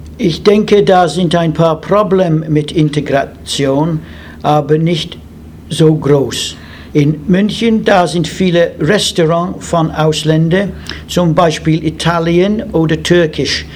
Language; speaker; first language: German; non-native, learner; English